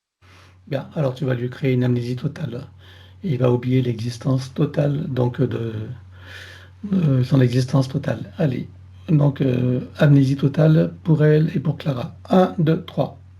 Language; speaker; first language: French; native; French